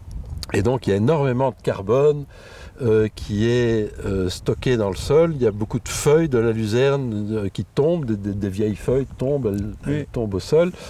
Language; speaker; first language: French; native; French